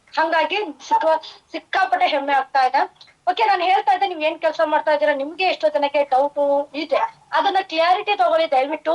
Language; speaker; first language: Kannada; non-native, fluent; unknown